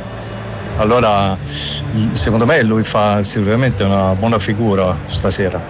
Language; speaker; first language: Italian; non-native, learner; German